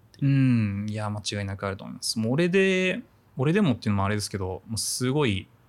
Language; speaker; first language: Japanese; native; Japanese